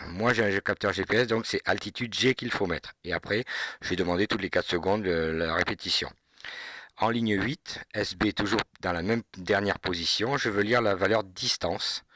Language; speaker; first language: French; native; French